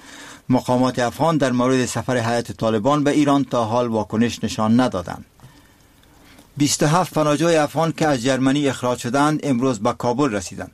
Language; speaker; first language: Persian; native; Persian